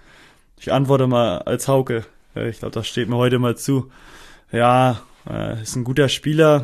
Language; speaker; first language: German; native; German